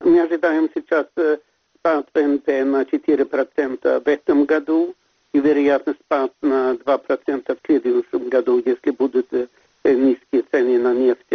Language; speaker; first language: Russian; non-native, fluent; Swedish